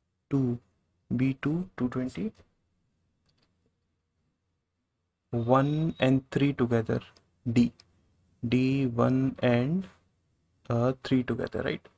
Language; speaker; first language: English; non-native, local second language; Hindi